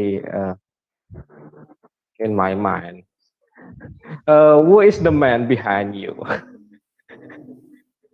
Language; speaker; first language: English; non-native, learner; Indonesian